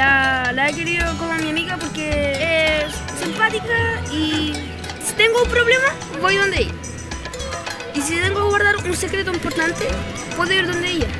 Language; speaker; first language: Spanish; early bilingual, other home language; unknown